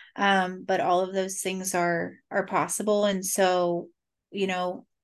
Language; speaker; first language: English; native; English